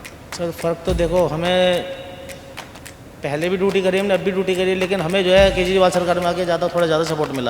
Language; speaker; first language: Hindi; native; Hindi